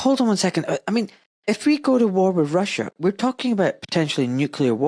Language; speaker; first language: English; native; English